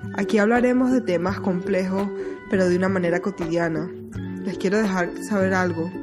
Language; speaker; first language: Spanish; early bilingual, heritage; Spanish